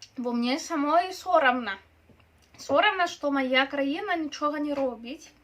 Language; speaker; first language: Belarusian; non-native, local second language; Russian